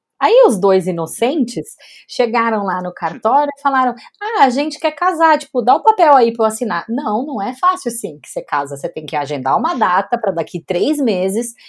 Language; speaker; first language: Portuguese; native; Portuguese